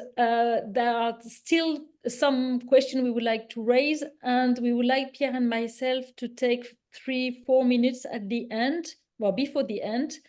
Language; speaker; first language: English; non-native, fluent; French